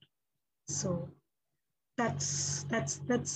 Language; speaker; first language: English; non-native, local second language; Gujarati